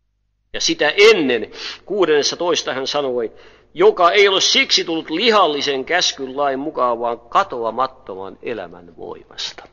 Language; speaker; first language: Finnish; native; Finnish